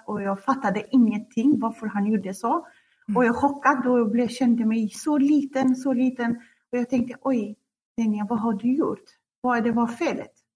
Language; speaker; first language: Swedish; non-native, fluent; Central Kurdish